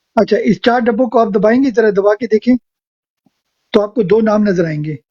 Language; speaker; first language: Urdu; non-native, local second language; Pashto